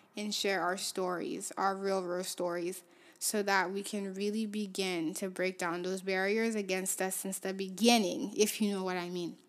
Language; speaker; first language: English; early bilingual, other home language; Haitian Creole